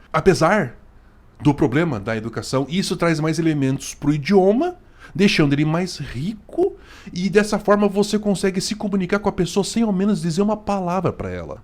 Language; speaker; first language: Portuguese; native; Portuguese